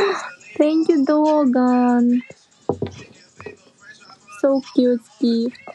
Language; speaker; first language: English; non-native, learner; Russian